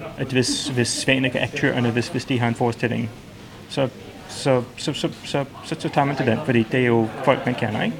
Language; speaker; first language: Danish; non-native, fluent; English